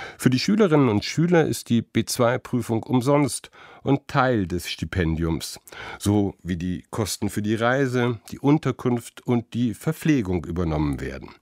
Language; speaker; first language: German; native; German